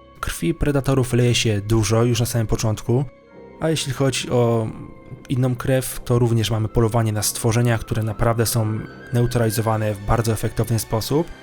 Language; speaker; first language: Polish; native; Polish